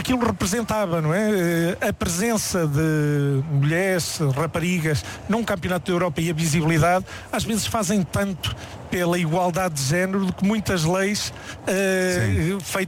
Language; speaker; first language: Portuguese; native; Portuguese